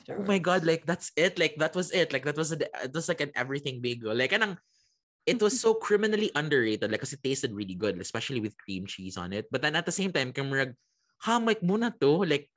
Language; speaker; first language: English; non-native, local second language; Cebuano